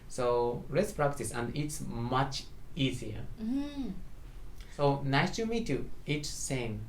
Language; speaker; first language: English; non-native, learner; Japanese